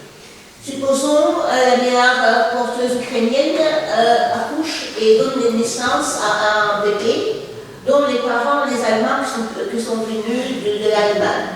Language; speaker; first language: French; non-native, fluent; Russian